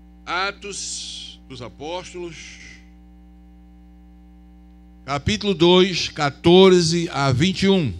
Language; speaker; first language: Portuguese; native; Portuguese